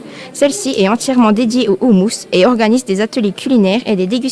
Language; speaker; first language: French; native; French